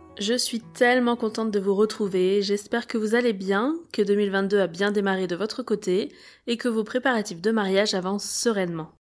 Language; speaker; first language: French; native; French